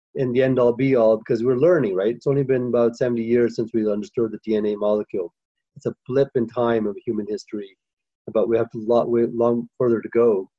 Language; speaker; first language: English; early bilingual, other home language; Hindi